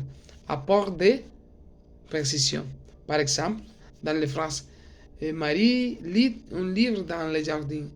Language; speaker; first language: French; non-native, learner; Spanish